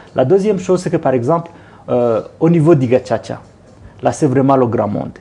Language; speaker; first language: French; non-native, local second language; Kinyarwanda